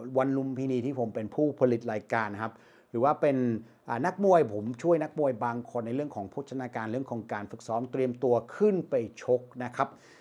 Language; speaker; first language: Thai; non-native, fluent; English